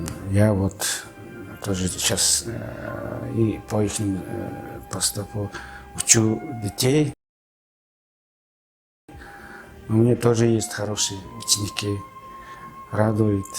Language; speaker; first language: Russian; non-native, fluent; Mongolian